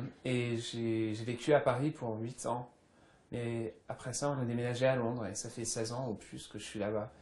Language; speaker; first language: French; early bilingual, other home language; English